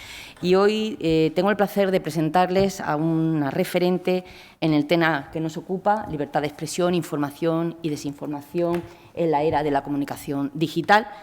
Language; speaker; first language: Spanish; native; Spanish